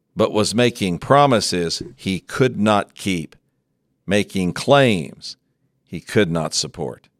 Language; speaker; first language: English; native; English